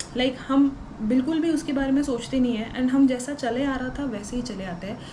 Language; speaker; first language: Hindi; non-native, local second language; Tulu